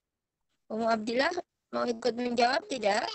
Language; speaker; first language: Indonesian; native; Indonesian